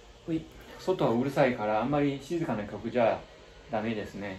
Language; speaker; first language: Japanese; non-native, fluent; Chinese